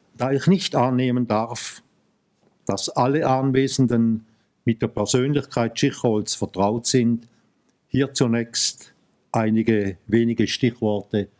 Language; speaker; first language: German; native; German